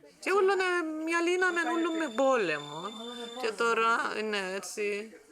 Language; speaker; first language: Greek; non-native, local second language; Turkish